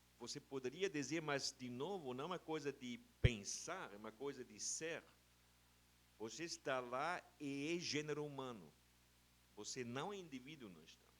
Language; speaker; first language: Portuguese; non-native, fluent; German